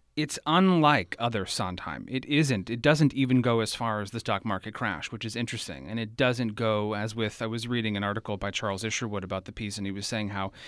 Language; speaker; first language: English; native; English